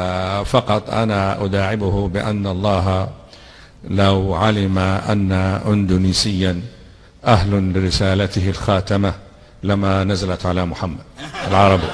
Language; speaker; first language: Arabic; native; Arabic